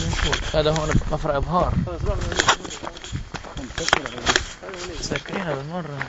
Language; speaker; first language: Arabic; native; Arabic